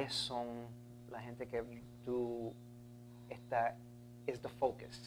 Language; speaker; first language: Spanish; early bilingual, heritage; Spanish